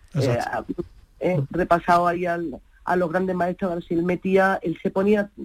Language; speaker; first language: Spanish; native; Spanish